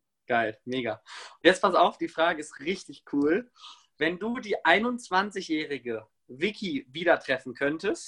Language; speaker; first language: German; native; German